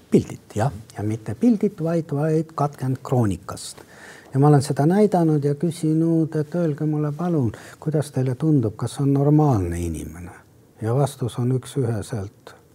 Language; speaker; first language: Estonian; non-native, local second language; Russian